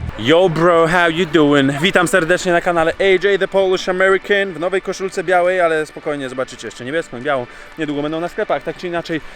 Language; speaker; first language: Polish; early bilingual, heritage; Polish